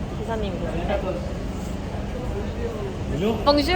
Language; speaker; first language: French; non-native, learner; Korean